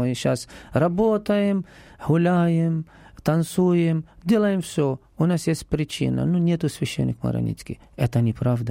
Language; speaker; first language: Russian; non-native, learner; Arabic